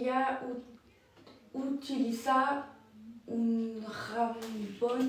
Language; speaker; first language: Spanish; non-native, learner; French